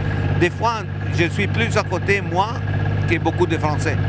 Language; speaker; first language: French; non-native, fluent; Italian